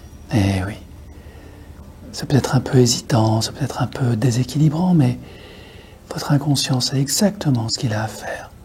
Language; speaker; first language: French; native; French